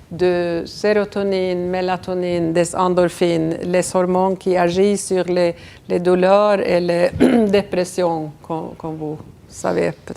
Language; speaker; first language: French; non-native, fluent; Swedish